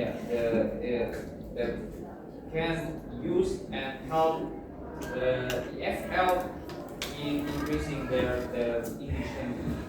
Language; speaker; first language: English; non-native, fluent; Indonesian